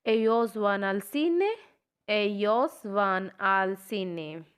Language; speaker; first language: Spanish; non-native, learner; Hindi